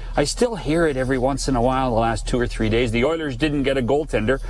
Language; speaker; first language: English; native; English